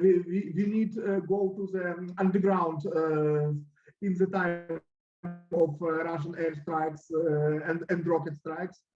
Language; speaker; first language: English; non-native, learner; Russian